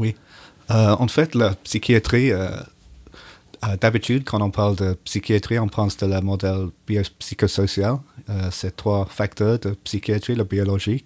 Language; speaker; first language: French; non-native, learner; English